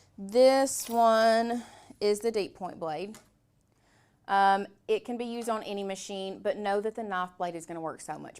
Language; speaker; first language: English; native; English